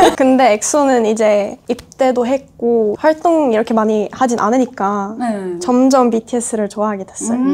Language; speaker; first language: Korean; non-native, fluent; Norwegian